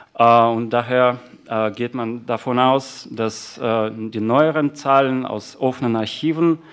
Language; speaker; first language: German; non-native, fluent; Russian